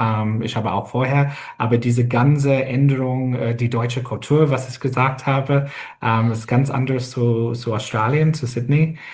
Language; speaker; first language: German; non-native, fluent; English